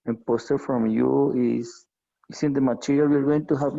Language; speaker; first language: English; non-native, fluent; Spanish